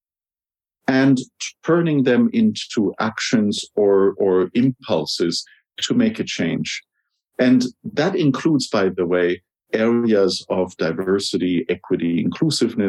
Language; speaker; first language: English; non-native, fluent; German